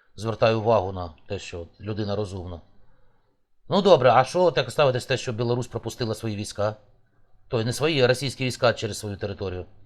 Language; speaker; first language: Ukrainian; native; Ukrainian